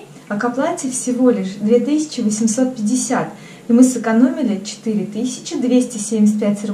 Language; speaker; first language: Russian; native; Russian